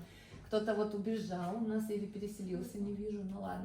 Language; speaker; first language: Russian; native; Russian